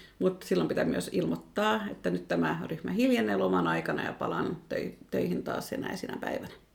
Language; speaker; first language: Finnish; non-native, local second language; Swedish